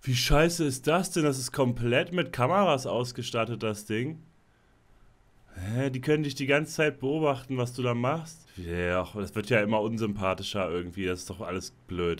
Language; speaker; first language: German; native; German